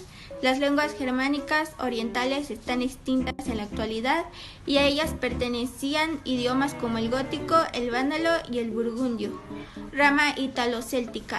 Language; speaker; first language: Spanish; native; Spanish